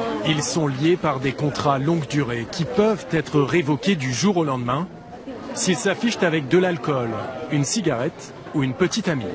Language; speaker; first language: French; native; French